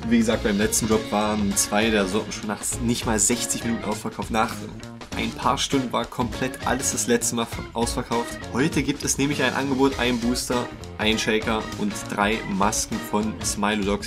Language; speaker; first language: German; native; German